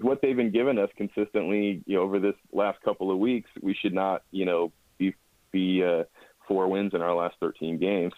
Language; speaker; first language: English; native; English